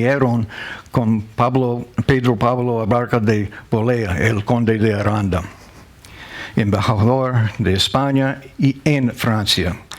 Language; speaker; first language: Spanish; non-native, learner; English